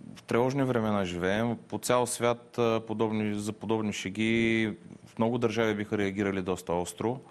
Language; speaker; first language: Bulgarian; non-native, local second language; Turkish